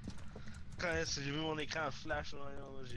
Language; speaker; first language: French; native; French